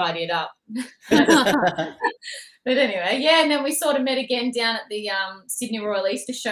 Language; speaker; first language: English; native; English